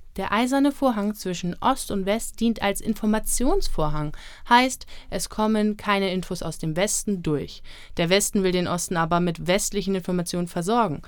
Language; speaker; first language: German; native; German